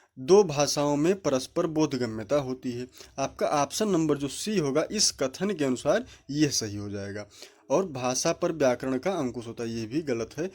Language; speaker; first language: Hindi; native; Hindi